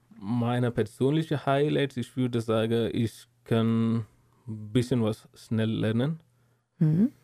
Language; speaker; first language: German; non-native, learner; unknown